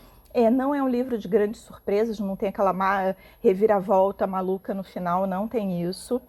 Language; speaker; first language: Portuguese; native; Portuguese